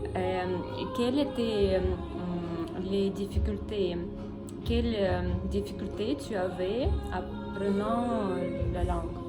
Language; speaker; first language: French; non-native, learner; Russian